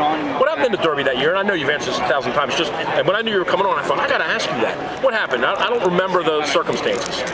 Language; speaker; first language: English; native; English